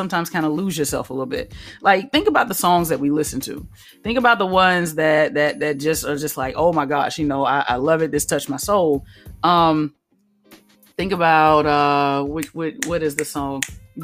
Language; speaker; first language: English; native; English